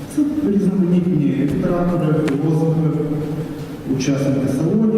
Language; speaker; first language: Ukrainian; native; Ukrainian